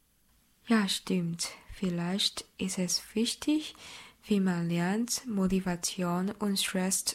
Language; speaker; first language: German; non-native, fluent; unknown